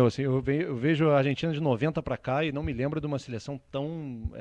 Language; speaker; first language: Portuguese; native; Portuguese